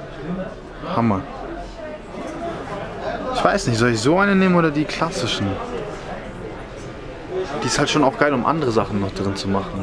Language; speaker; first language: German; native; German